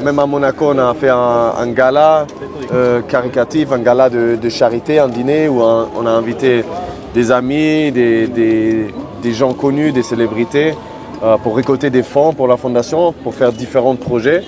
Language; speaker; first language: French; non-native, fluent; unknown